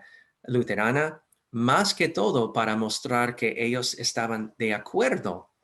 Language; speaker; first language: Spanish; non-native, fluent; English